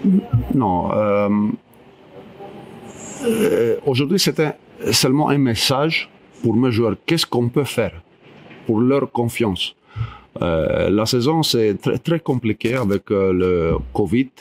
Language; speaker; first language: French; non-native, fluent; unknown